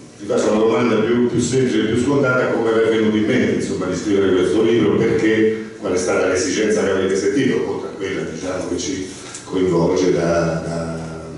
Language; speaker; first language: Italian; native; Italian